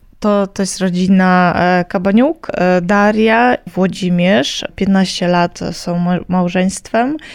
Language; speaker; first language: Polish; non-native, fluent; Ukrainian